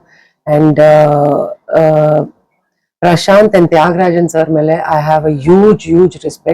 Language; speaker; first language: Tamil; non-native, fluent; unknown